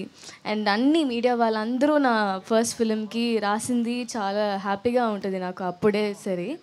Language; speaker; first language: Telugu; non-native, local second language; Tamil